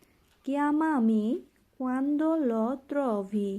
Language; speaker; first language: Italian; non-native, learner; Bangla